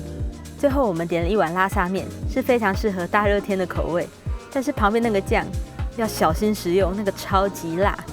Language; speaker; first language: Chinese; native; Chinese